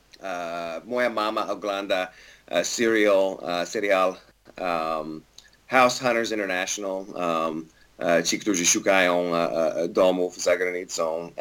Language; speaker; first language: Polish; non-native, learner; English